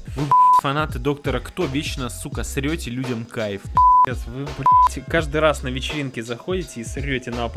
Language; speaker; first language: Russian; native; Russian